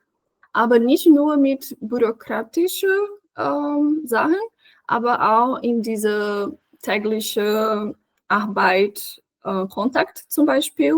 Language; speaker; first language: German; non-native, fluent; Portuguese